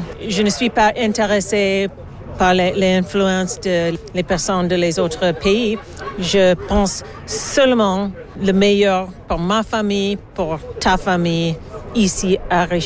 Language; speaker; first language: French; non-native, local second language; English